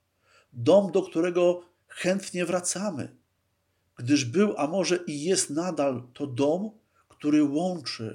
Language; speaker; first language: Polish; native; Polish